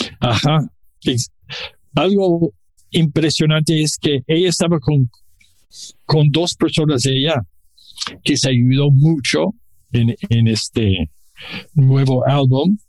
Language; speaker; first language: Spanish; non-native, learner; English